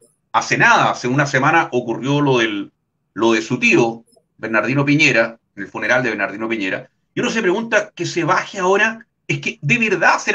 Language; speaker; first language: Spanish; native; Spanish